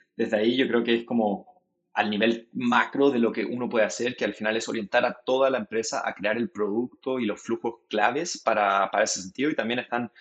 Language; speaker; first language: Spanish; native; Spanish